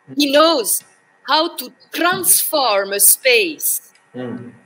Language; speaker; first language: English; non-native, learner; French